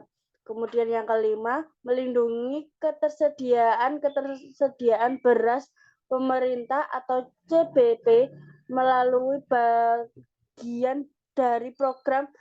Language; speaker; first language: Indonesian; native; Indonesian